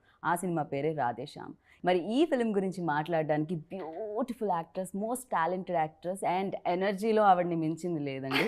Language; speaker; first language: Telugu; native; Telugu